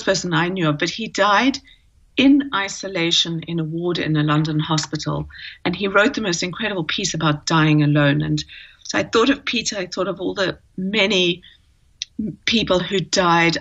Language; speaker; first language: English; native; English